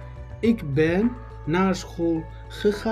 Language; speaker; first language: Dutch; non-native, learner; Tigrinya